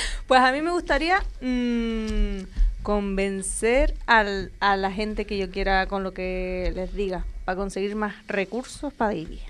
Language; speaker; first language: Spanish; native; Spanish